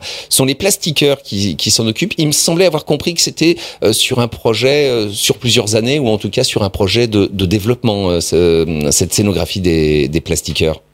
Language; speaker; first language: French; native; French